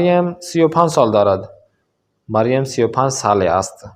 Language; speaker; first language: Persian; non-native, fluent; Urdu